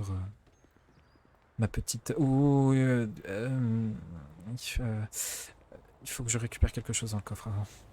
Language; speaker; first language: French; native; French